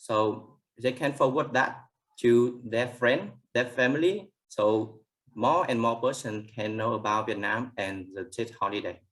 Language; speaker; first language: English; non-native, learner; Vietnamese